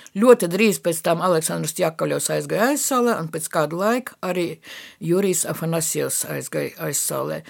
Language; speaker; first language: Latvian; non-native, local second language; Russian